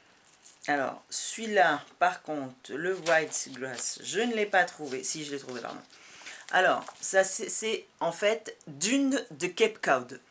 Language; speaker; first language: French; native; French